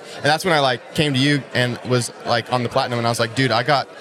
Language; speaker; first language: English; native; English